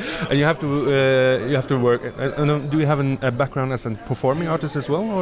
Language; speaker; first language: English; non-native, fluent; Norwegian